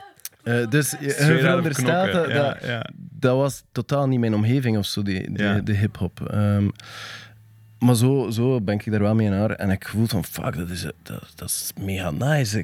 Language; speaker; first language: Dutch; native; Dutch